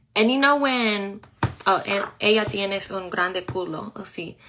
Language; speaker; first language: Spanish; non-native, learner; English